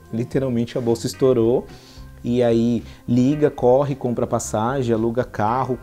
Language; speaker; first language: Portuguese; native; Portuguese